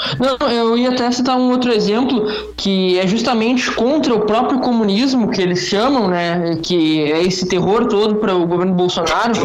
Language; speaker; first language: Portuguese; native; Portuguese